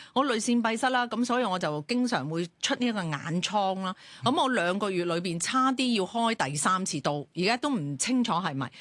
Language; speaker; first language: Cantonese; native; Cantonese